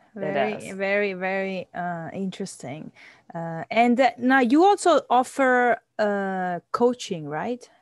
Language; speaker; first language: English; non-native, fluent; Italian